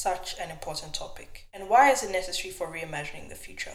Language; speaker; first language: English; non-native, local second language; Akan